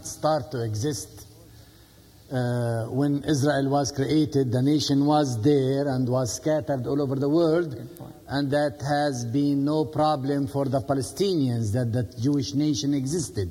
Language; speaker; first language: English; non-native, fluent; Arabic